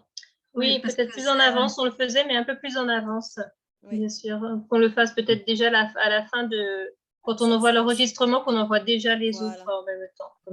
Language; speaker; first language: French; native; French